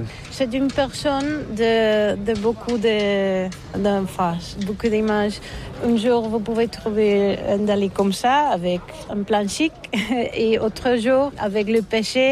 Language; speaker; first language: French; non-native, fluent; Spanish